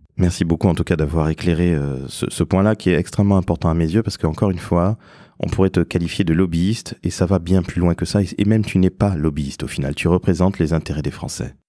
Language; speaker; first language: French; native; French